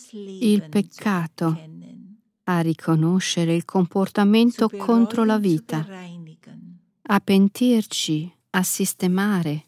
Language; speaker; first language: Italian; native; Italian